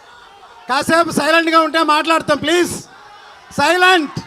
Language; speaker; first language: Telugu; native; Telugu